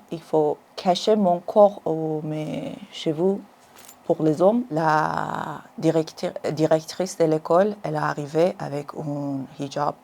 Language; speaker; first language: French; non-native, learner; Persian